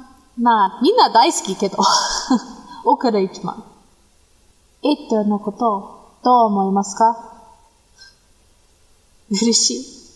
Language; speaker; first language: Japanese; non-native, learner; English